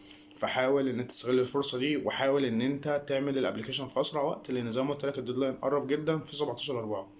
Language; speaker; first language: Arabic; native; Arabic